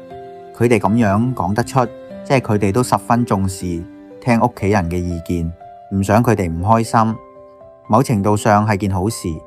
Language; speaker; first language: Cantonese; native; Cantonese